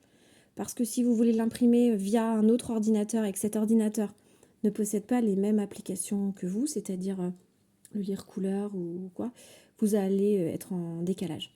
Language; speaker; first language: French; native; French